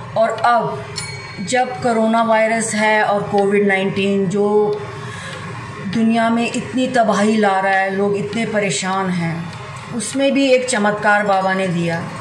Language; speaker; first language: Hindi; native; Hindi